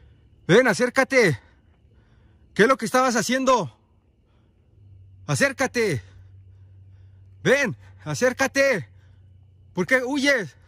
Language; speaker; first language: Spanish; native; Spanish